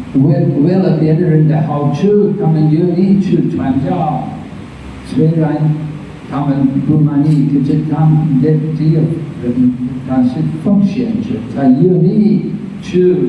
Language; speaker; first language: Chinese; non-native, fluent; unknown